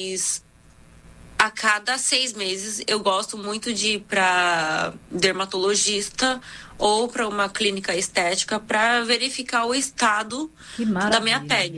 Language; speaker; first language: Portuguese; non-native, fluent; Korean